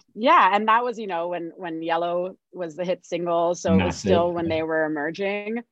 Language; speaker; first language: English; native; English